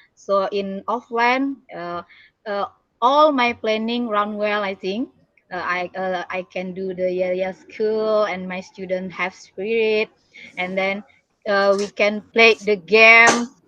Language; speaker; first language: English; non-native, learner; Indonesian